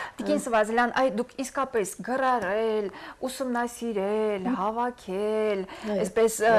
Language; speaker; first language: Armenian; native; Armenian